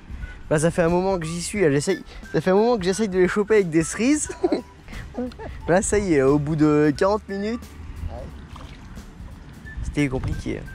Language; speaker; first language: French; native; French